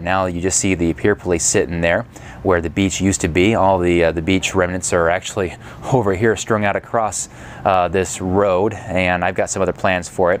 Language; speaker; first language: English; native; English